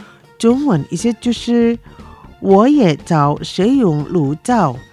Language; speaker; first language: Chinese; non-native, local second language; Indonesian